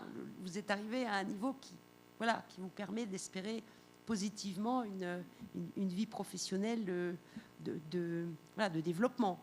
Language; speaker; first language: French; native; French